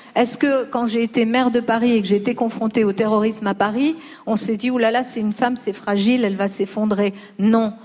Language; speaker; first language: French; early bilingual, other home language; Spanish